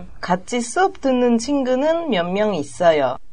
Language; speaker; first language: Korean; non-native, learner; Japanese